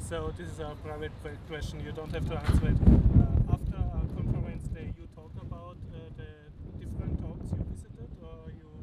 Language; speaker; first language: English; non-native, fluent; German